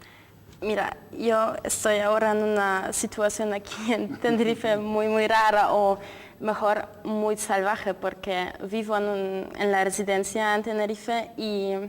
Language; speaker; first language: Spanish; non-native, fluent; Polish